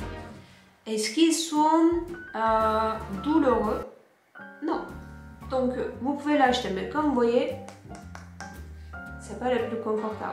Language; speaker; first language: French; non-native, fluent; Turkish